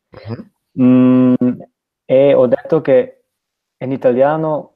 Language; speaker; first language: Italian; non-native, learner; Dutch